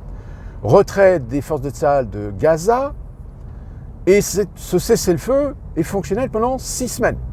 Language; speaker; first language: French; native; French